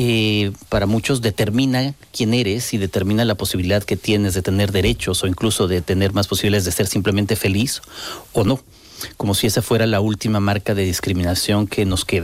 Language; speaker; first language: Spanish; native; Spanish